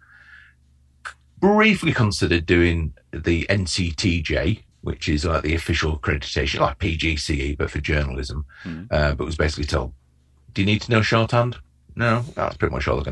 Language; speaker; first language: English; native; English